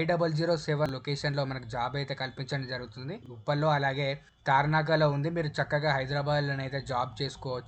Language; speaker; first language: Telugu; native; Telugu